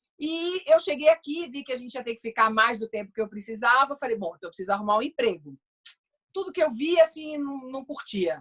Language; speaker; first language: Portuguese; native; Portuguese